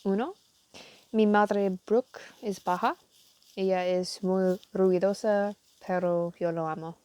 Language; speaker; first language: Spanish; non-native, learner; English